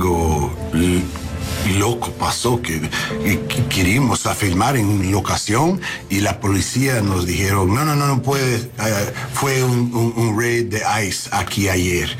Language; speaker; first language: Spanish; non-native, learner; English